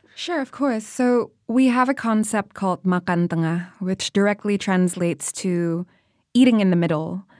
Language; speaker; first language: English; non-native, fluent; Indonesian